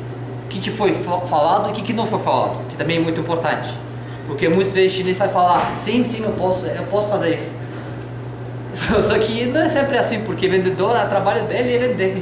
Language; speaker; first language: Portuguese; non-native, learner; Russian